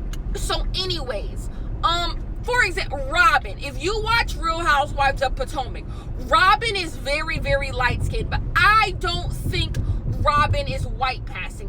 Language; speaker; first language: English; native; English